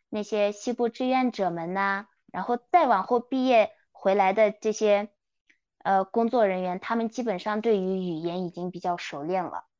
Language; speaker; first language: Chinese; non-native, local second language; Kyrgyz